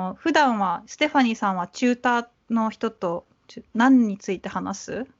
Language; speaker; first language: Japanese; native; Japanese